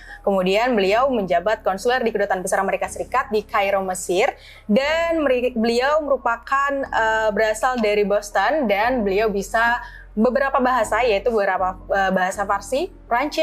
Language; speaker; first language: Indonesian; native; Indonesian